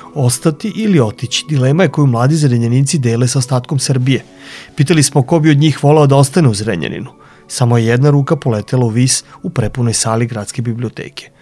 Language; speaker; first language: Serbian; native; Serbian